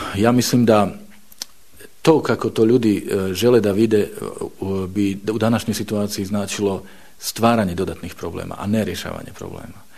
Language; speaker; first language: Bosnian; non-native, fluent; Slovak